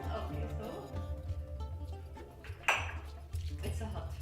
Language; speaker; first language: English; non-native, learner; Arabic